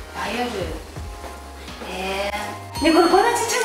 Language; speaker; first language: Japanese; native; Japanese